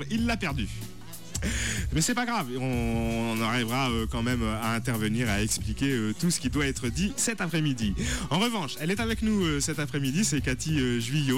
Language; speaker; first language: French; native; French